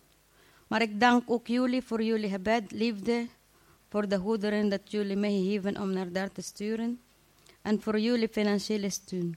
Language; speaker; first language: Dutch; non-native, fluent; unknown